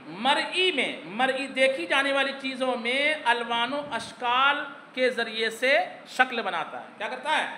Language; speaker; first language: Urdu; native; Urdu